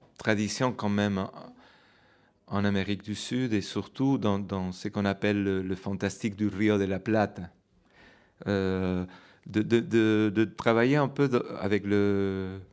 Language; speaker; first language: French; non-native, fluent; Spanish